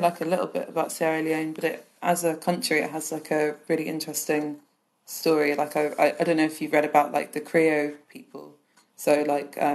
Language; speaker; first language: English; native; English